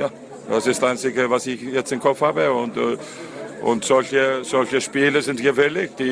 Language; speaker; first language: German; non-native, fluent; Icelandic